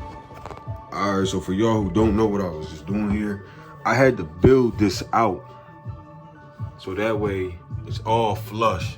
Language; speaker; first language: English; native; English